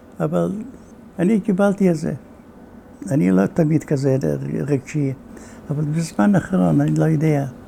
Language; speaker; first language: Hebrew; non-native, fluent; Yiddish